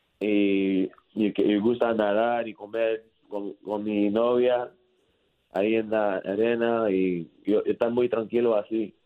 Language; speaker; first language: Spanish; early bilingual, heritage; English